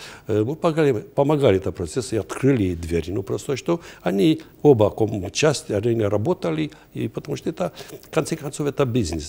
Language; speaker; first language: Russian; non-native, fluent; Romanian